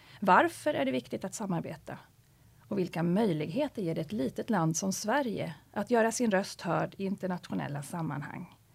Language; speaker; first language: Swedish; native; Swedish